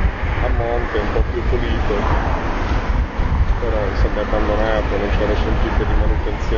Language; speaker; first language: Italian; native; Italian